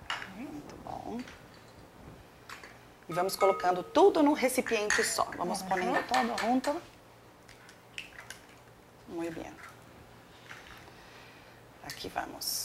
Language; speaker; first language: Spanish; non-native, learner; Portuguese